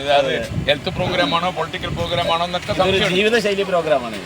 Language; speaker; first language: Malayalam; native; Malayalam